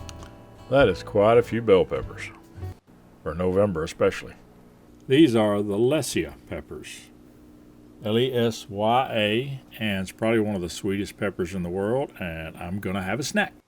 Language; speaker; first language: English; native; English